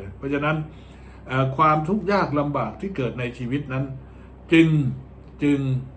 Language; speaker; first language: Thai; native; Thai